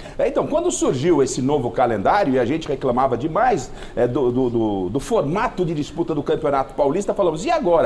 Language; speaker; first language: Portuguese; native; Portuguese